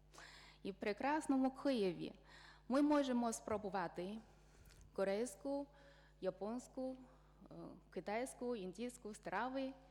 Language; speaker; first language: Ukrainian; non-native, fluent; Chinese